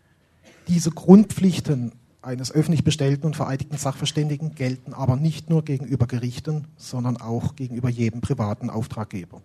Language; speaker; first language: German; native; German